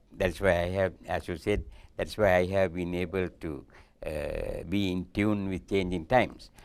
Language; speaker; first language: English; non-native, local second language; Sinhala